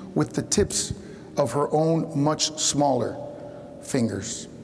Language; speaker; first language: English; early bilingual, other home language; Spanish